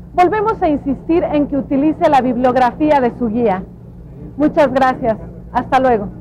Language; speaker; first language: Spanish; native; Spanish